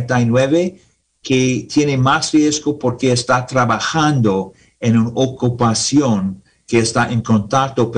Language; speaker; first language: Spanish; non-native, learner; English